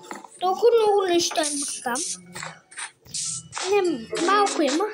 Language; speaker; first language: Bulgarian; early bilingual, heritage; Bulgarian